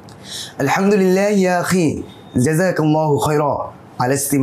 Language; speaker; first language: Arabic; non-native, learner; Bangla